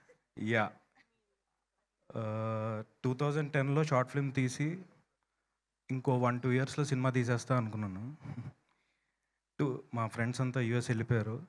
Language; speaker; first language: Telugu; native; Telugu